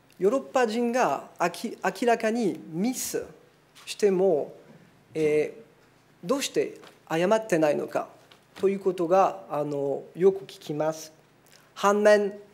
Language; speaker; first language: Japanese; non-native, fluent; French